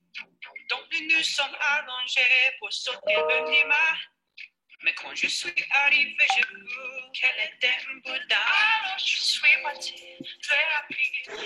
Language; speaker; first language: French; non-native, learner; English